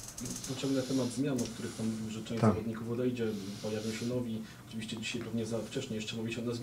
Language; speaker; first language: Polish; native; Polish